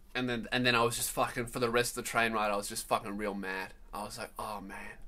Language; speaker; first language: English; native; English